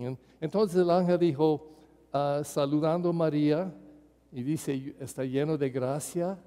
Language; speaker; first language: Spanish; non-native, fluent; English